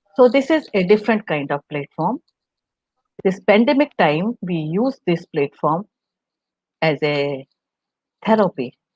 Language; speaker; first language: English; non-native, local second language; Hindi